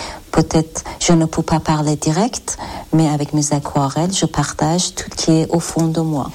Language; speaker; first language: French; non-native, learner; Persian